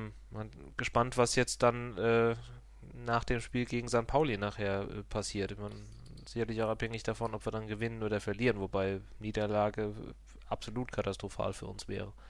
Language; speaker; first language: German; native; German